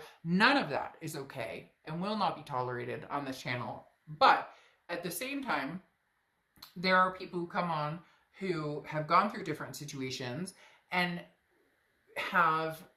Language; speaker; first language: English; native; English